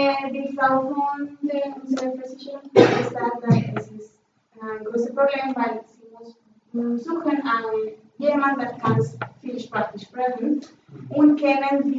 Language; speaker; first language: German; non-native, learner; Spanish